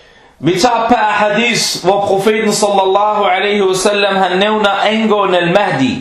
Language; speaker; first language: Danish; early bilingual, other home language; Arabic